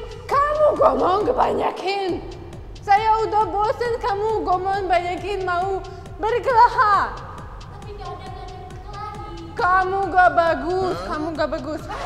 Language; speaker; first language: Indonesian; non-native, learner; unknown